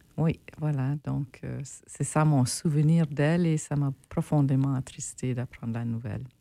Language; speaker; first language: French; native; French